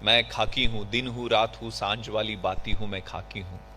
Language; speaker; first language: Hindi; non-native, local second language; Marathi